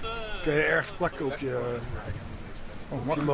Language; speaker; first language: Dutch; native; Dutch